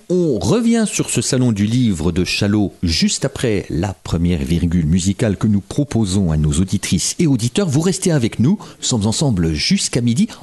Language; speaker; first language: French; native; French